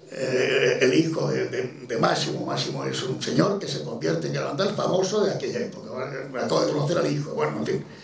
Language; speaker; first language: Spanish; native; Spanish